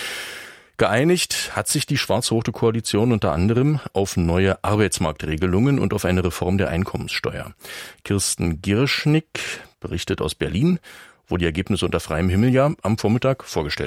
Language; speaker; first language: German; native; German